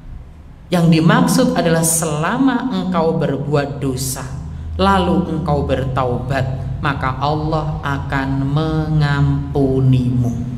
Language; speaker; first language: Indonesian; non-native, local second language; Javanese